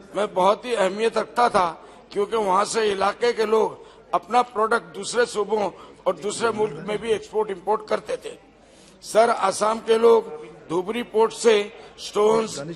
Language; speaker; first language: Hindi; non-native, local second language; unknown